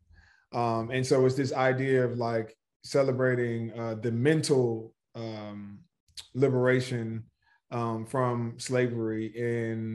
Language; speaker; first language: English; native; English